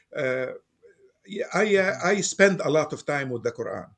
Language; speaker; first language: English; non-native, fluent; Arabic